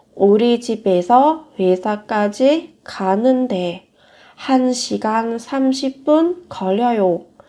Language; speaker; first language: Korean; non-native, fluent; Vietnamese